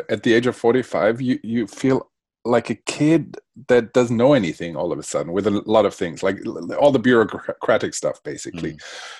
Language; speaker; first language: English; non-native, fluent; Spanish